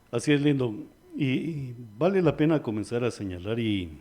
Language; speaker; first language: Spanish; native; Spanish